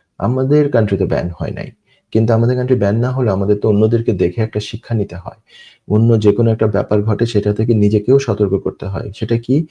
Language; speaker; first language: Bangla; native; Bangla